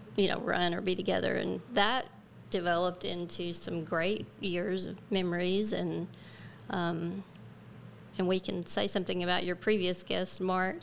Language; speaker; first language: English; native; English